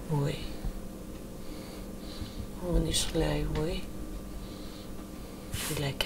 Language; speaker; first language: French; native; French